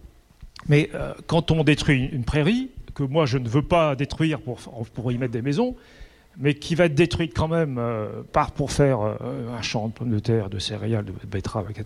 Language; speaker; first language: French; native; French